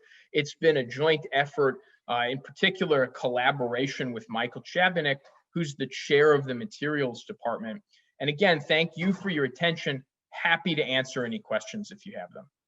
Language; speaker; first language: English; native; English